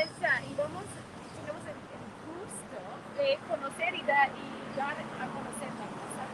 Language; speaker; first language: Spanish; non-native, fluent; English